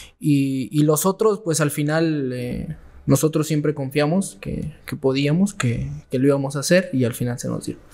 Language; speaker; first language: Spanish; native; Spanish